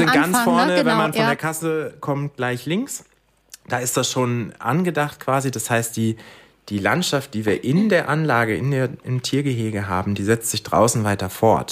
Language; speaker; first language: German; native; German